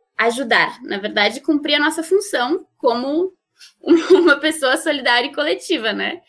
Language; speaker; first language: Portuguese; non-native, fluent; Spanish